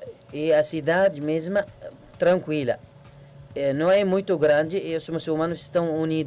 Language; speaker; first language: Portuguese; non-native, learner; Arabic